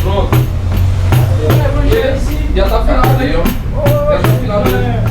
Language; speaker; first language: Portuguese; non-native, learner; Haitian Creole